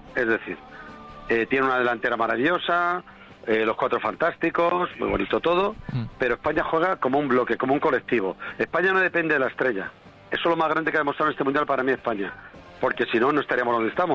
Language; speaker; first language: Spanish; native; Spanish